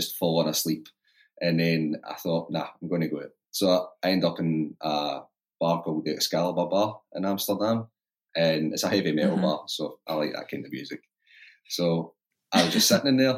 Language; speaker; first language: English; native; English